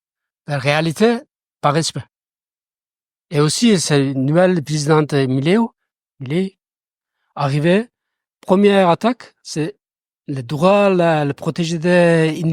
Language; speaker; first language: French; non-native, learner; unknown